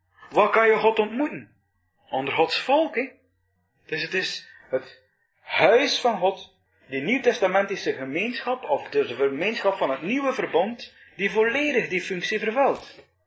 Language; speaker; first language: Dutch; native; Dutch